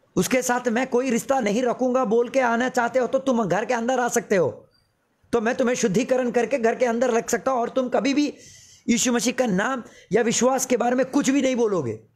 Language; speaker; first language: Hindi; non-native, local second language; Malayalam